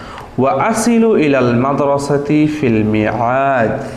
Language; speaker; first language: Arabic; non-native, fluent; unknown